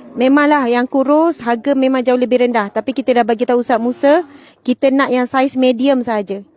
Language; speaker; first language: Malay; native; Malay